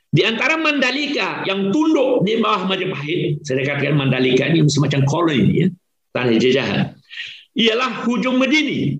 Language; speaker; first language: Malay; native; Malay